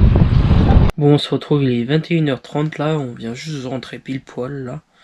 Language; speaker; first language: French; native; French